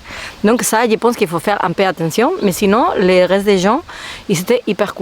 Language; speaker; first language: French; non-native, fluent; Spanish